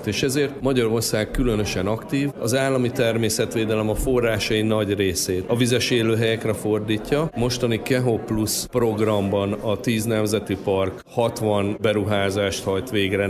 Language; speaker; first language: Hungarian; native; Hungarian